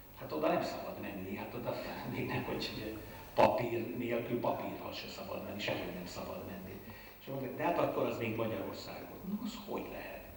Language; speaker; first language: Hungarian; native; Hungarian